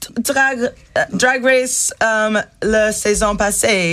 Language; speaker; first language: French; non-native, learner; English